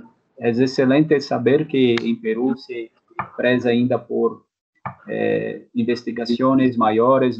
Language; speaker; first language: Spanish; non-native, fluent; Portuguese